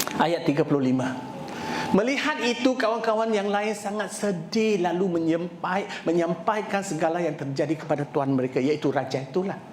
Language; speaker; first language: Malay; non-native, local second language; Chinese